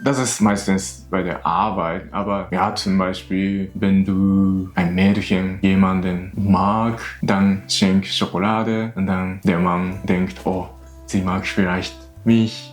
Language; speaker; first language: German; non-native, learner; Japanese